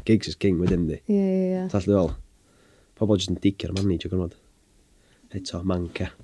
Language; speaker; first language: Welsh; native; Welsh